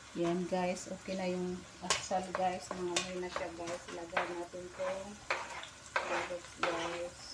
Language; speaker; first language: Filipino; non-native, local second language; Cebuano